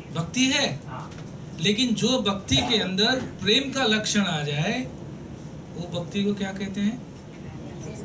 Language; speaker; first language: Hindi; non-native, local second language; Gujarati